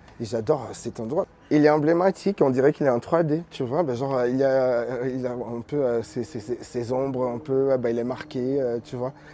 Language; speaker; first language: French; non-native, fluent; Portuguese